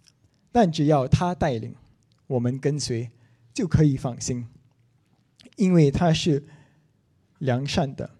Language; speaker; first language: Chinese; non-native, local second language; English